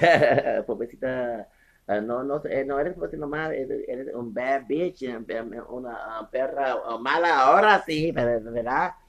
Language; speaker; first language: Spanish; non-native, learner; English